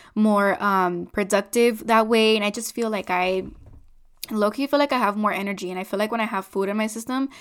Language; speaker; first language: English; non-native, fluent; Spanish